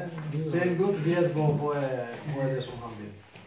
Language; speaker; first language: Swedish; non-native, fluent; Spanish